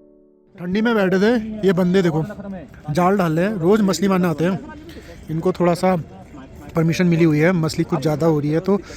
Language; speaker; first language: Hindi; native; Hindi